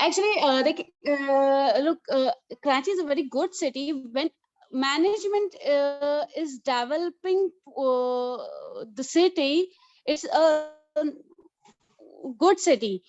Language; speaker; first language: English; non-native, local second language; Urdu